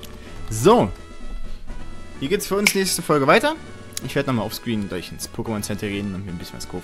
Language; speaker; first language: German; native; German